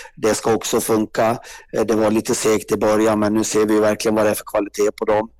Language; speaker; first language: Swedish; native; Swedish